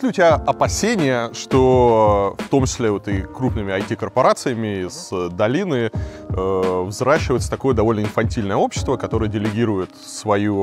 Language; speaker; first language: Russian; native; Russian